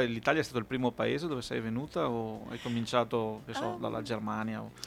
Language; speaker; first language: Italian; native; Italian